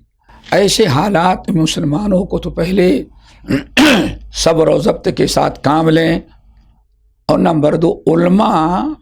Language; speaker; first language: Urdu; native; Urdu